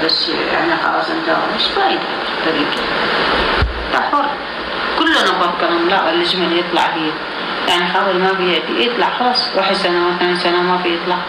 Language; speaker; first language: Arabic; non-native, learner; Amharic